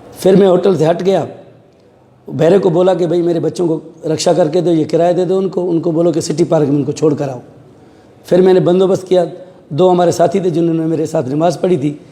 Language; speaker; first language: Urdu; non-native, local second language; Sindhi